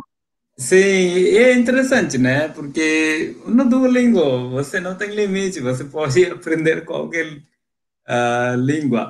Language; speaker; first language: Portuguese; non-native, local second language; Hindi